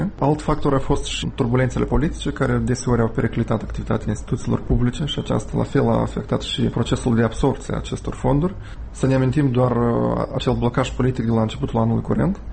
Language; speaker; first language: Romanian; native; Romanian